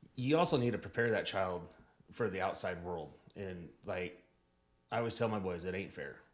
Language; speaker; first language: English; native; English